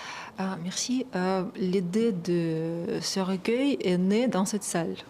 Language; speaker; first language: French; non-native, fluent; Russian